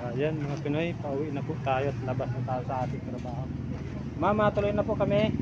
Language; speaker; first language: Filipino; native; Filipino